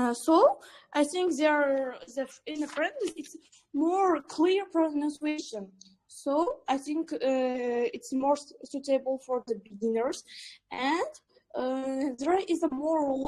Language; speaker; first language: English; non-native, learner; Uzbek